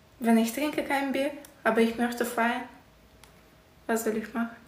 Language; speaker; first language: German; non-native, learner; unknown